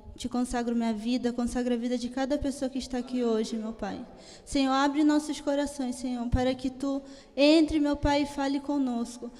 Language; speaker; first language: Portuguese; early bilingual, heritage; Italian